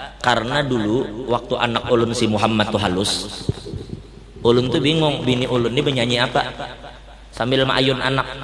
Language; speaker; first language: Indonesian; non-native, local second language; Banjar